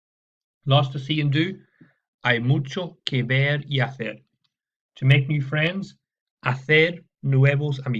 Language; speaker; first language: Spanish; non-native, fluent; English